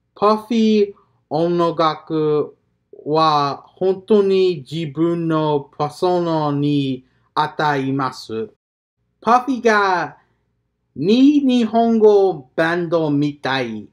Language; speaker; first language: Japanese; non-native, learner; English